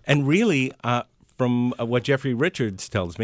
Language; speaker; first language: English; early bilingual, other home language; Spanish